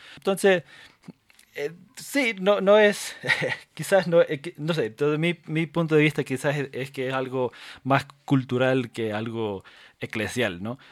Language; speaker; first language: Spanish; non-native, fluent; English